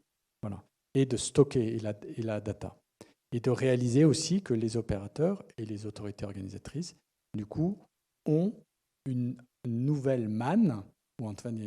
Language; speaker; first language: French; native; French